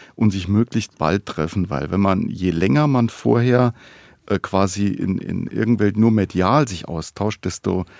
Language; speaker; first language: German; native; German